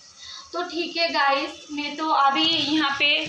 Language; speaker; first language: Hindi; non-native, local second language; Bangla